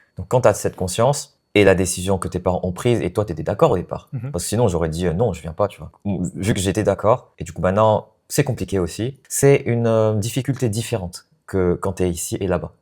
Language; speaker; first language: French; non-native, fluent; Chinese